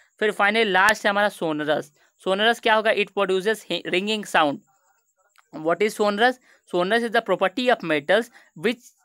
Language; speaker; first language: Hindi; native; Hindi